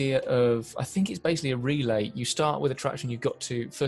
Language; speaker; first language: English; native; English